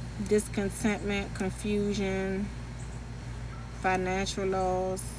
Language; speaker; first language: English; native; English